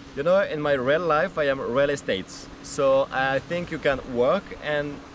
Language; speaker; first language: English; non-native, learner; French